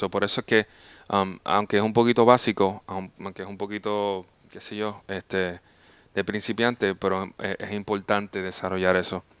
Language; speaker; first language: Spanish; native; Spanish